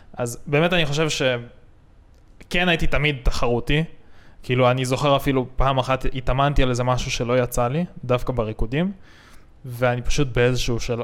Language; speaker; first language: Hebrew; native; Hebrew